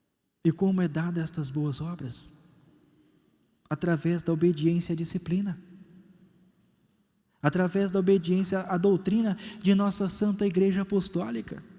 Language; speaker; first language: Portuguese; native; Portuguese